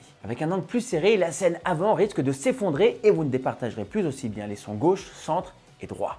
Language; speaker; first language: French; native; French